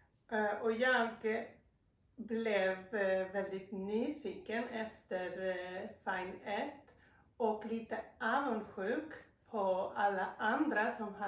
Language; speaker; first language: Swedish; non-native, fluent; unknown